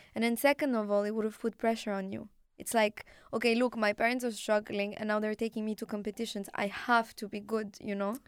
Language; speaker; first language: English; non-native, fluent; Arabic